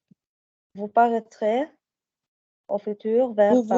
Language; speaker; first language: French; non-native, learner; Arabic